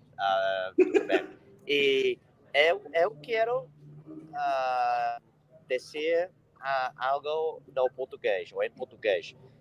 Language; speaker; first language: Portuguese; non-native, learner; English